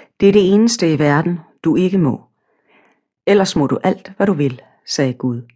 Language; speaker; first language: Danish; native; Danish